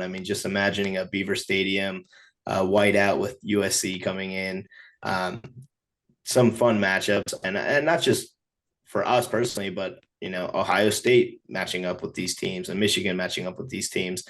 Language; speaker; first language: English; native; English